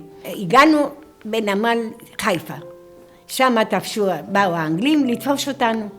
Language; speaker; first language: Hebrew; non-native, fluent; Greek